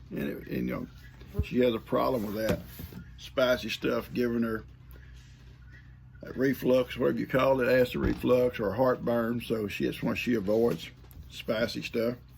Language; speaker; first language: English; native; English